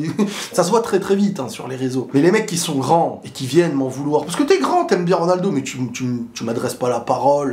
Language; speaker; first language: French; native; French